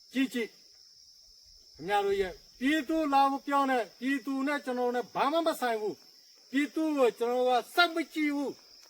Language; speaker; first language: Burmese; non-native, local second language; Rohingya